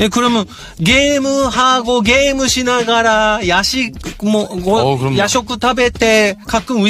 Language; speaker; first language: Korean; non-native, learner; Japanese